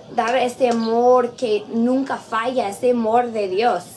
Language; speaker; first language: Spanish; non-native, learner; English